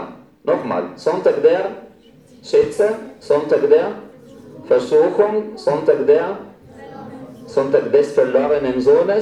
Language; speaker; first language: German; non-native, fluent; Arabic